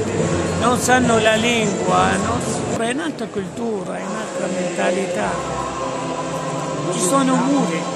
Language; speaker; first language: Italian; non-native, fluent; Arabic